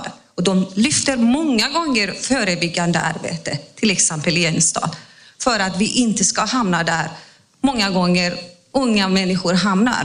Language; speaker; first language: Swedish; non-native, fluent; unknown